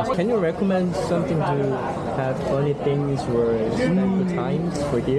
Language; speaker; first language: English; non-native, learner; Korean